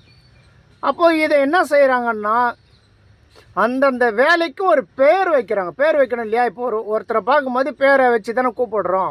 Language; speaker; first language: Tamil; native; Tamil